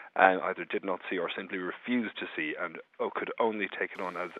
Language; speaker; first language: English; native; English